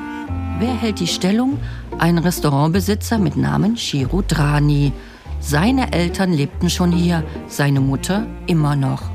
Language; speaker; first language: German; native; German